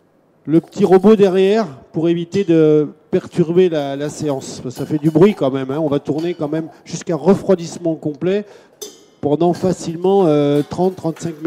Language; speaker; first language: French; native; French